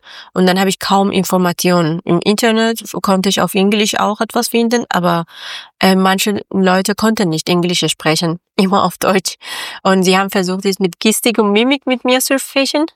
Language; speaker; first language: German; non-native, learner; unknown